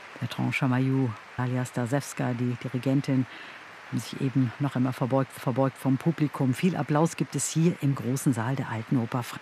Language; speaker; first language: German; native; German